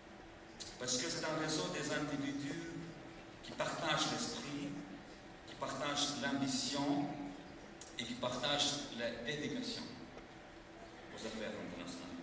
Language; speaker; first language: French; non-native, fluent; Lithuanian